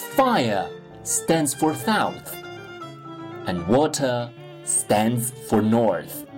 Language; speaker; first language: English; non-native, fluent; Chinese